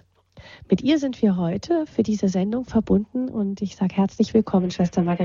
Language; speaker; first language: German; native; German